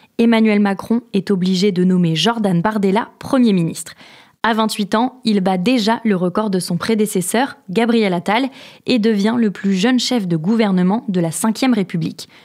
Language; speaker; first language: French; native; French